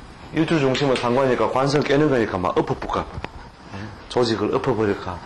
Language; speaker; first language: Korean; native; Korean